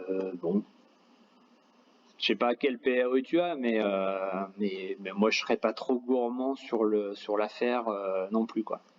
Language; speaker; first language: French; native; French